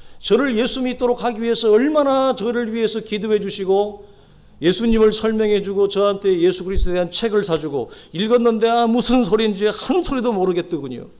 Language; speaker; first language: Korean; native; Korean